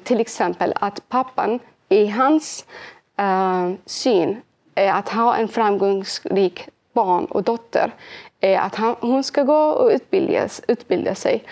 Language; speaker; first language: Swedish; early bilingual, other home language; Arabic